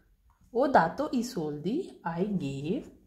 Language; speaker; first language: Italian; non-native, learner; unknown